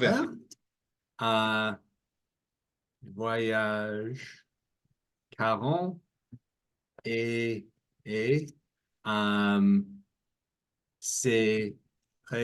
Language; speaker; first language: French; non-native, learner; English